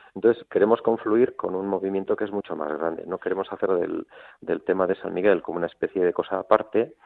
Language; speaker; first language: Spanish; native; Spanish